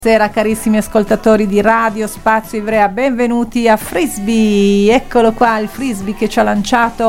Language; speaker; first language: Italian; native; Italian